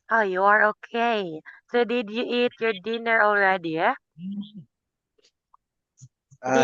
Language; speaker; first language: English; non-native, fluent; Filipino